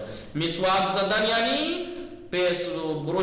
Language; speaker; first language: Persian; non-native, fluent; Urdu